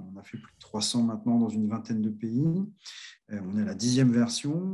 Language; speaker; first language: French; native; French